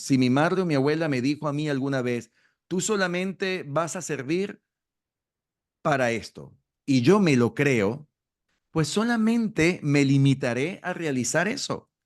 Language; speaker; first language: Spanish; native; Spanish